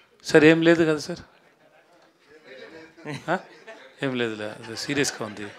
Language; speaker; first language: Telugu; non-native, learner; Tamil